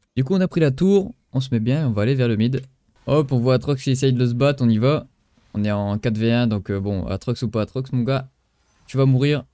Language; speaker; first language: French; native; French